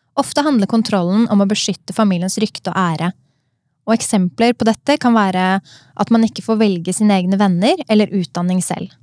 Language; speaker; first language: Norwegian; native; Norwegian